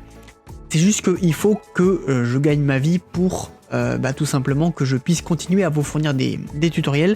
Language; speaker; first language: French; native; French